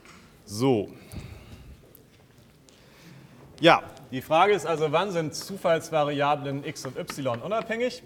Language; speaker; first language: German; native; German